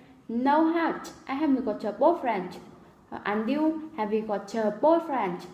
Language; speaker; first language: English; non-native, learner; Vietnamese